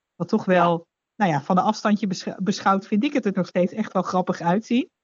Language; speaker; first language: Dutch; native; Dutch